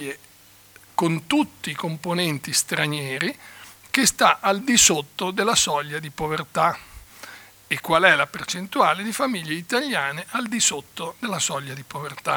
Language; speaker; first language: Italian; native; Italian